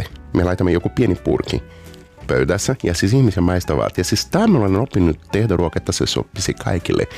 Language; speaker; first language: Finnish; non-native, learner; Portuguese